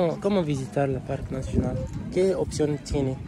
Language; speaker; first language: Spanish; non-native, learner; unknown